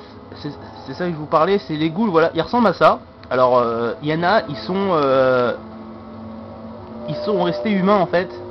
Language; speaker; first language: French; native; French